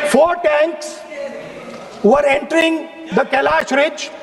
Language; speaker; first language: English; non-native, local second language; Hindi